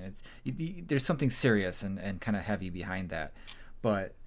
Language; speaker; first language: English; native; English